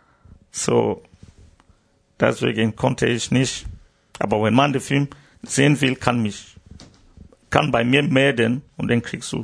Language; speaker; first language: German; non-native, learner; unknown